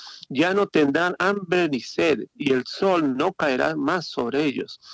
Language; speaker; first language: Spanish; native; Spanish